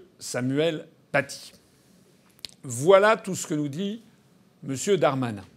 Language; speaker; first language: French; native; French